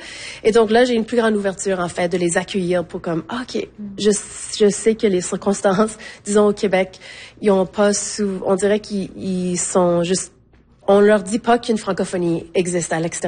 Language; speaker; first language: French; native; French